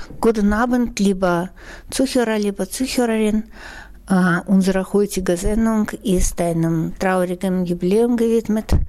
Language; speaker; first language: German; non-native, fluent; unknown